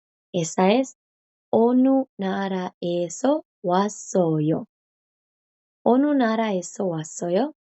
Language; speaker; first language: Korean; non-native, fluent; Spanish